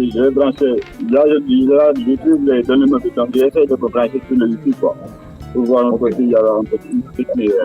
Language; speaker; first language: French; non-native, local second language; Wolof